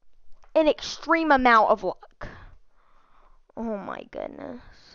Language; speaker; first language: English; native; English